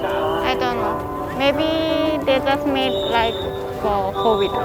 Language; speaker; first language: English; non-native, learner; Thai